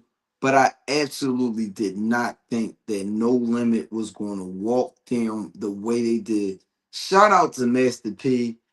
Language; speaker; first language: English; native; English